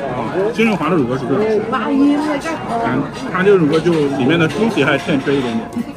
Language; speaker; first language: Chinese; native; Chinese